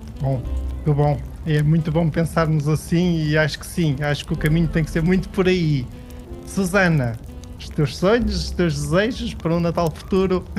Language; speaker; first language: Portuguese; early bilingual, heritage; Portuguese